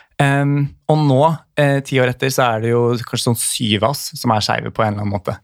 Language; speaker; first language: Norwegian; native; Norwegian